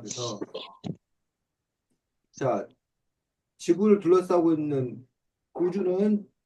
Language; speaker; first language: Korean; native; Korean